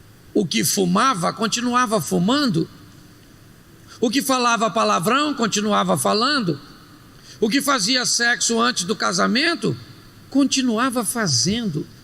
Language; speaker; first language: Portuguese; native; Portuguese